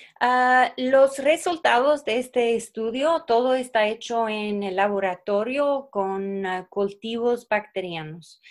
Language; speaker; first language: Spanish; non-native, fluent; Swedish